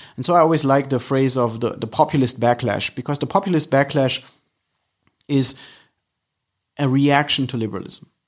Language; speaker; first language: English; non-native, fluent; German